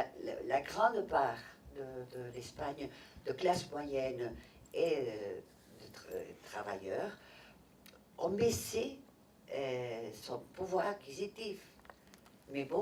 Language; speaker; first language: French; non-native, fluent; Catalan